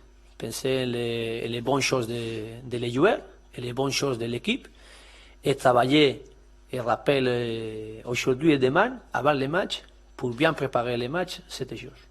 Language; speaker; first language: French; non-native, learner; Spanish